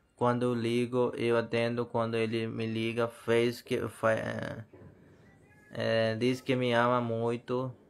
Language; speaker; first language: Portuguese; non-native, learner; Hindi